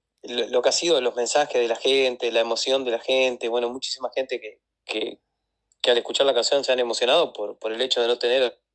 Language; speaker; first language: Spanish; native; Spanish